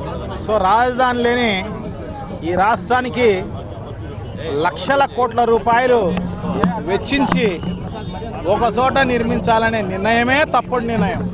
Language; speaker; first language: Telugu; native; Telugu